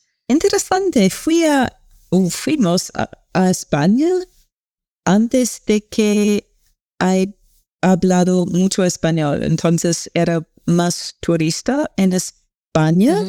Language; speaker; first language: Spanish; non-native, learner; English